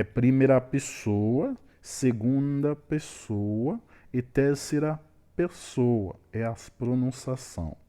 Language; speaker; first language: Portuguese; non-native, learner; Haitian Creole